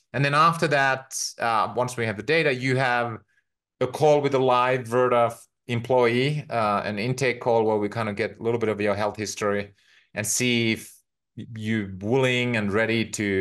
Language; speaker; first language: English; non-native, fluent; Finnish